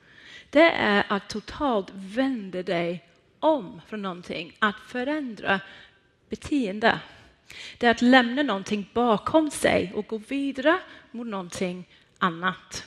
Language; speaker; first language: Swedish; non-native, fluent; Persian